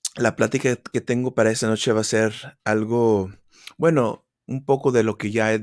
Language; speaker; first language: Spanish; early bilingual, other home language; English